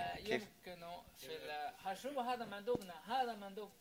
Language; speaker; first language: Arabic; non-native, learner; Chinese